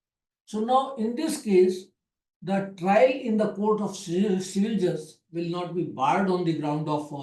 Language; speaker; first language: English; non-native, local second language; Hindi